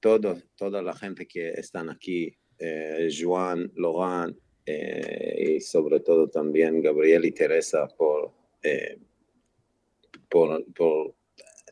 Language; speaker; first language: Spanish; non-native, fluent; Hebrew